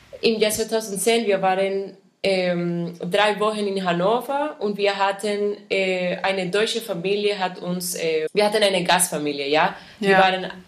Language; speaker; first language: German; non-native, fluent; Spanish